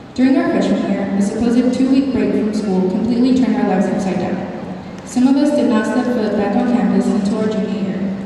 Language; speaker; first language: English; early bilingual, other home language; Spanish